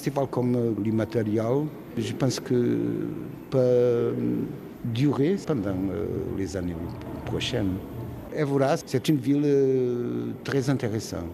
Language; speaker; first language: French; non-native, fluent; Portuguese